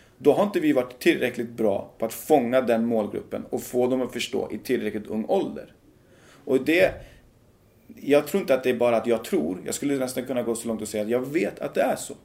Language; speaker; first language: Swedish; early bilingual, other home language; Persian